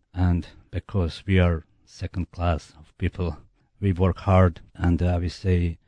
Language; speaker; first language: English; non-native, learner; Bosnian